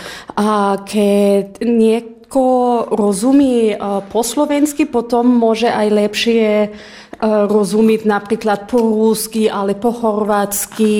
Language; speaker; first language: Slovak; non-native, learner; German